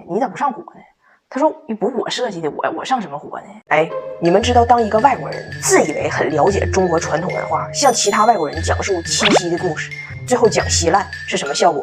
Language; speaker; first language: Chinese; native; Chinese